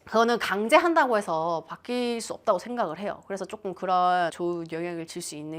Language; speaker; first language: Korean; native; Korean